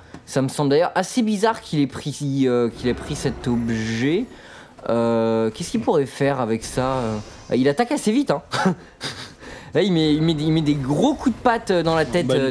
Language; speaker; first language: French; native; French